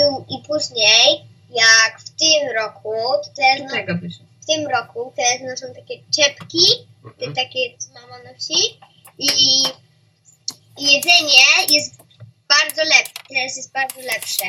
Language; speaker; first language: Polish; early bilingual, heritage; Polish